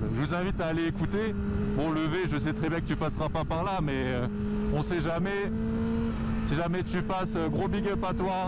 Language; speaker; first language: French; native; French